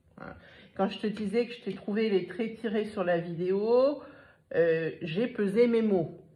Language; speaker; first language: French; native; French